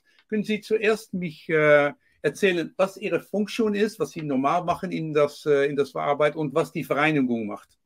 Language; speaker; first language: German; non-native, learner; Dutch